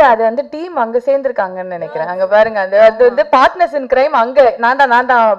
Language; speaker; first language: Tamil; native; Tamil